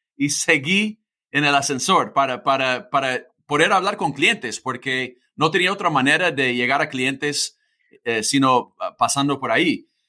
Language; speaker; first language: Spanish; non-native, fluent; English